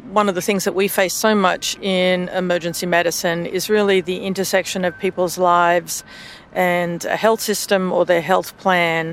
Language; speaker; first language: English; native; English